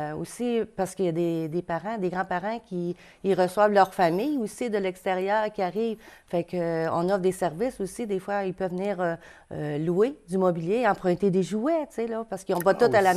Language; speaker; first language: French; native; French